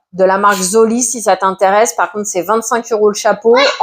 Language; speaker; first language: French; native; French